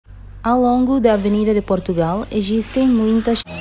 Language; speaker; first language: Portuguese; non-native, local second language; Tetum